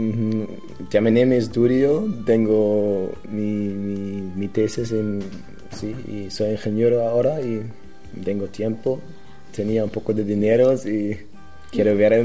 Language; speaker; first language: Spanish; non-native, learner; German